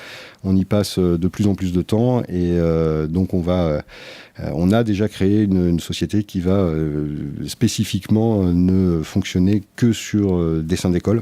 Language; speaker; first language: French; native; French